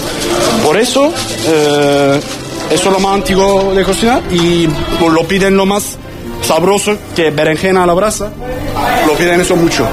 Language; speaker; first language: Spanish; non-native, learner; Turkish